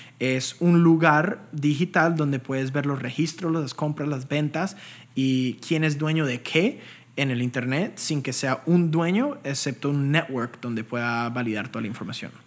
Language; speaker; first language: Spanish; early bilingual, heritage; Spanish